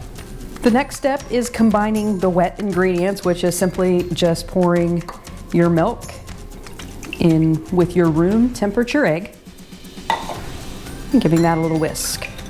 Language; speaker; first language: English; native; English